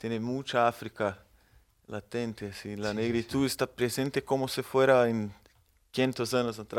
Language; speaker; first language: Spanish; non-native, fluent; Portuguese